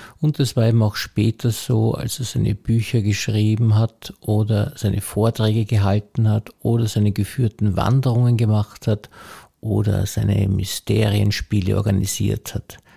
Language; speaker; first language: German; native; German